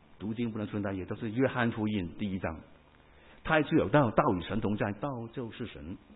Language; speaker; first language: Chinese; non-native, local second language; Cantonese